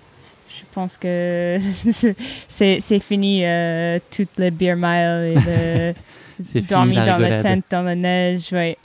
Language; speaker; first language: French; non-native, learner; English